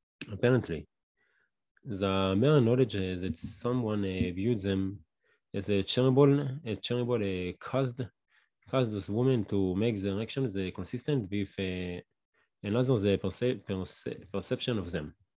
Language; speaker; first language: English; non-native, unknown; Hebrew